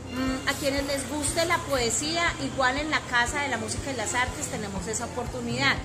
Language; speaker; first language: Spanish; native; Spanish